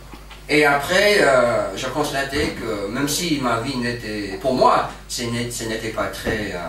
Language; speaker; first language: French; non-native, fluent; English